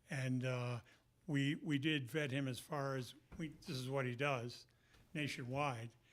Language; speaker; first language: English; native; English